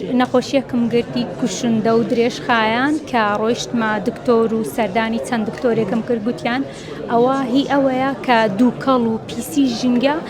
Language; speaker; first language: Central Kurdish; non-native, local second language; Kurdish